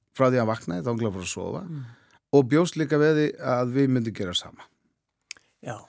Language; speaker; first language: Icelandic; non-native, fluent; Faroese